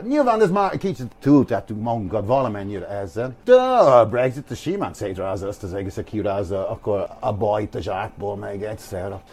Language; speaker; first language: Hungarian; non-native, fluent; English